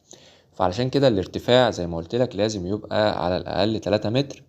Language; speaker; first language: Arabic; native; Arabic